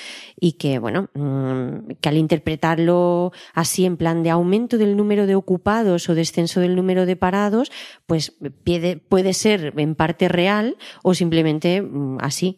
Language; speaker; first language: Spanish; native; Spanish